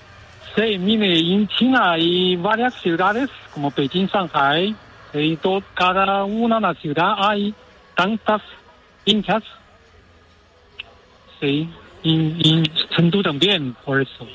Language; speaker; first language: Spanish; non-native, learner; Chinese